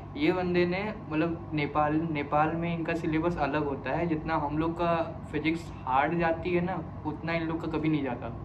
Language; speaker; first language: Hindi; native; Hindi